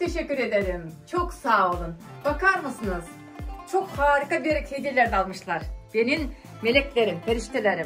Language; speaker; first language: Turkish; non-native, fluent; Kyrgyz